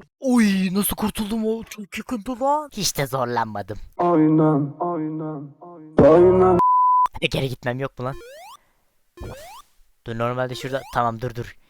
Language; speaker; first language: Turkish; native; Turkish